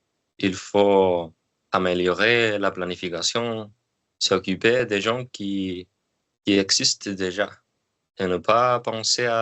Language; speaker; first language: French; non-native, learner; Spanish